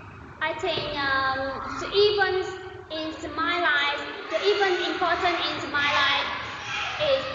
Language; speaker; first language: English; non-native, learner; Vietnamese